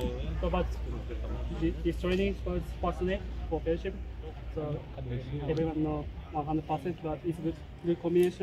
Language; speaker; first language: English; non-native, learner; Japanese